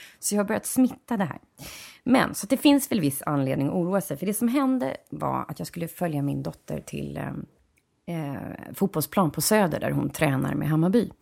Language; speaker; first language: Swedish; native; Swedish